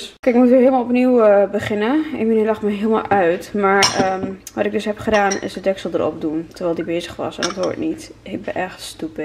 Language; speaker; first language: Dutch; native; Dutch